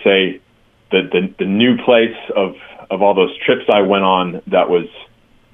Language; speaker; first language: English; native; English